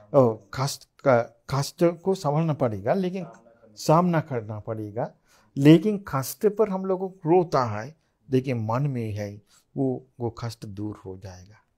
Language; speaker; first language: Hindi; non-native, fluent; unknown